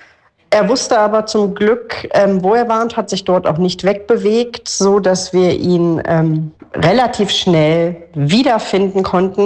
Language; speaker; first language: German; native; German